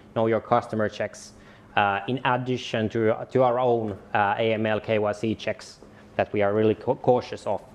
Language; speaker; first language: English; non-native, fluent; Finnish